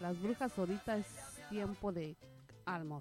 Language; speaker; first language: Spanish; native; Spanish